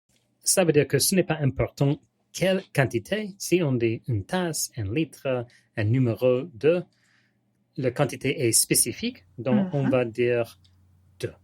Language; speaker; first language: French; non-native, learner; English